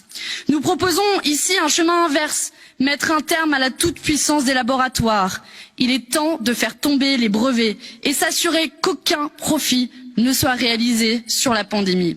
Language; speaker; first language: French; native; French